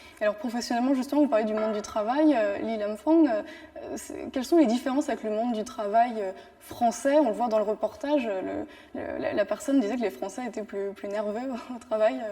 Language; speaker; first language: French; native; French